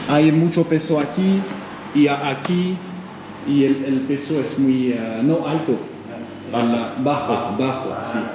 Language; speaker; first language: Spanish; non-native, learner; French